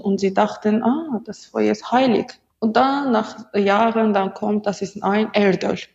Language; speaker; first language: German; non-native, learner; Azerbaijani